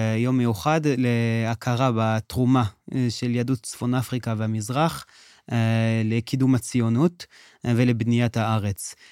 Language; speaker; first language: Hebrew; non-native, fluent; French